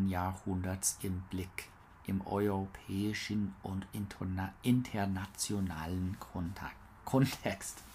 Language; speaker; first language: German; non-native, learner; English